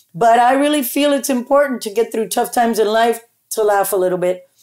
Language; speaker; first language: English; early bilingual, other home language; Spanish